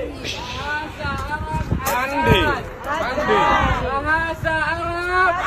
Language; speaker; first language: Indonesian; non-native, learner; Arabic